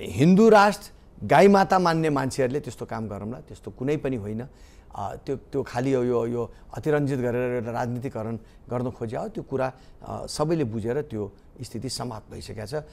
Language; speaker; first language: Nepali; native; Nepali